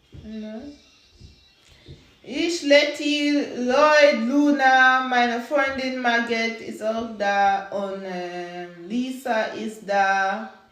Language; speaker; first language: German; non-native, learner; English